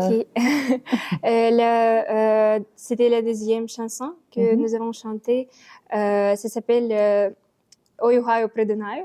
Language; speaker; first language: French; non-native, learner; Ukrainian